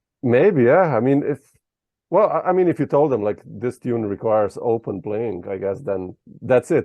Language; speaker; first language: English; non-native, fluent; Slovenian